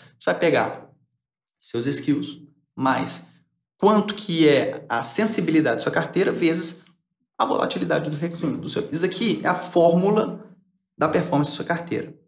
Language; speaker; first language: Portuguese; early bilingual, other home language; Spanish